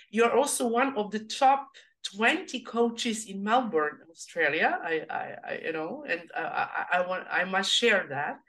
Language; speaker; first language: English; non-native, learner; Serbian